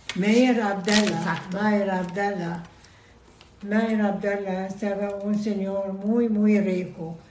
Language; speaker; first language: Spanish; non-native, learner; Persian